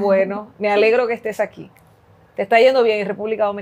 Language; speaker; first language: Spanish; native; Spanish